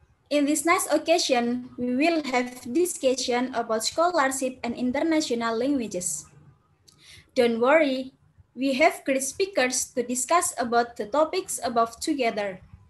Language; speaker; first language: English; non-native, learner; Indonesian